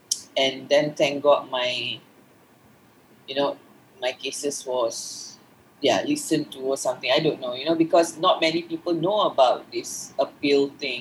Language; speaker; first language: English; non-native, local second language; Malay